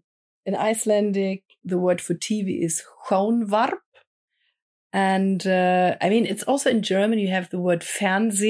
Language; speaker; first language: English; non-native, fluent; German